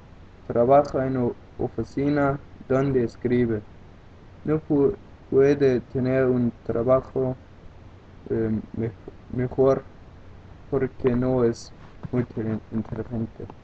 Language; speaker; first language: Spanish; non-native, learner; Danish